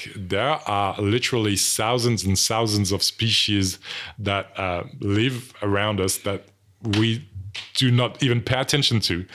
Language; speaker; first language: English; non-native, fluent; French